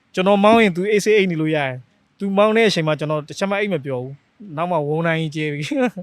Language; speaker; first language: Burmese; native; Burmese